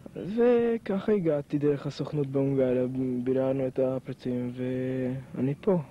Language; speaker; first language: Hebrew; non-native, fluent; Hungarian